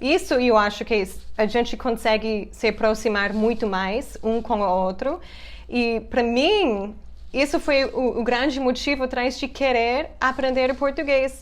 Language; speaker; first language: Portuguese; non-native, fluent; English